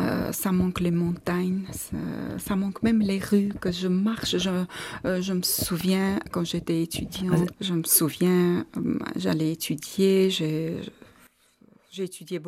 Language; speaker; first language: French; non-native, fluent; Armenian